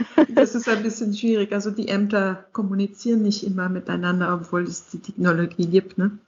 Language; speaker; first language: German; non-native, fluent; English